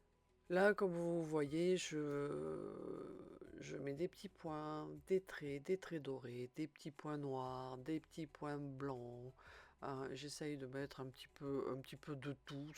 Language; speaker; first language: French; native; French